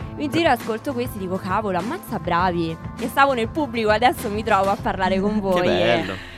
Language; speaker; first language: Italian; native; Italian